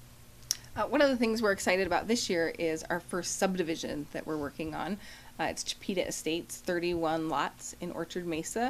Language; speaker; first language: English; native; English